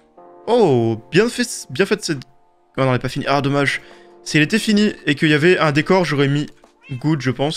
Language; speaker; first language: French; native; French